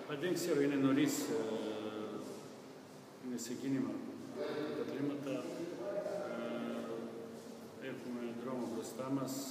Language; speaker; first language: Greek; non-native, learner; Serbian